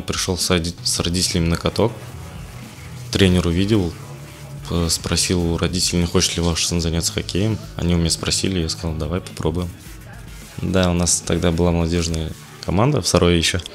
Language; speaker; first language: Russian; native; Russian